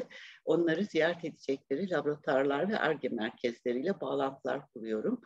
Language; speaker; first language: Turkish; native; Turkish